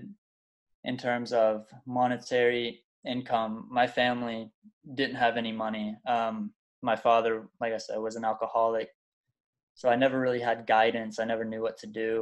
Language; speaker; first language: English; early bilingual, other home language; German